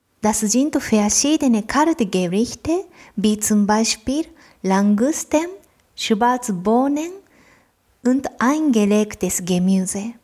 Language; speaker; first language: German; non-native, fluent; Japanese